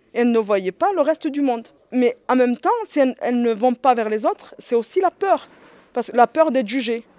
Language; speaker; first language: French; early bilingual, other home language; Riffian